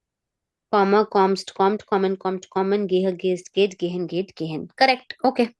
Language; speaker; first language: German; non-native, fluent; Hindi